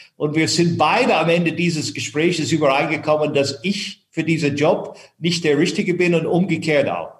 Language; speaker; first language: German; non-native, fluent; English